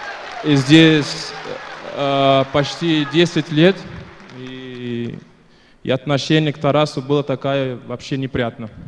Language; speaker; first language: Russian; non-native, fluent; Portuguese